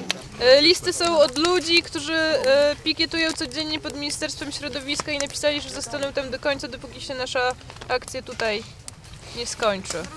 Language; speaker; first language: Polish; native; Polish